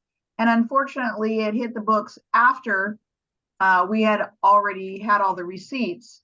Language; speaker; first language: English; native; English